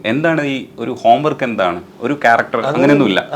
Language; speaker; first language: Malayalam; native; Malayalam